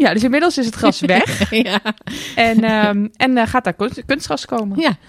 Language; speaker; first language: Dutch; native; Dutch